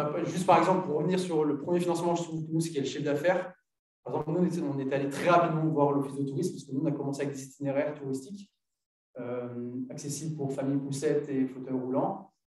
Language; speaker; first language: French; native; French